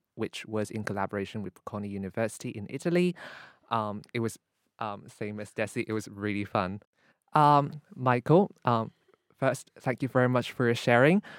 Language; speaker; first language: English; non-native, local second language; Cantonese